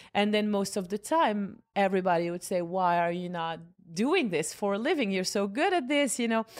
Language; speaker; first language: English; non-native, fluent; Arabic